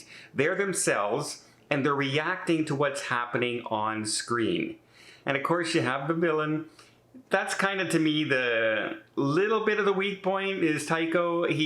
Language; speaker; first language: English; native; English